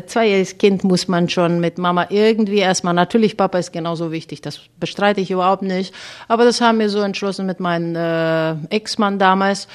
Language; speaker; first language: German; non-native, fluent; Bulgarian